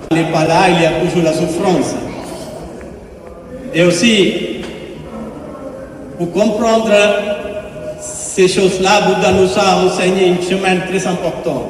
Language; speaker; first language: French; non-native, fluent; Sinhala